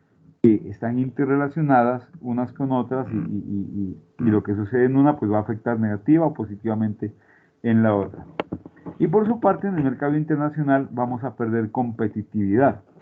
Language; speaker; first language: Spanish; native; Spanish